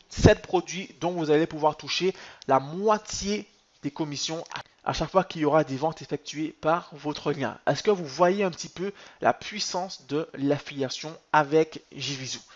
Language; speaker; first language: French; native; French